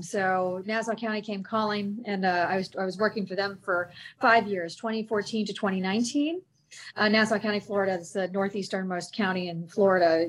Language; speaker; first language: English; native; English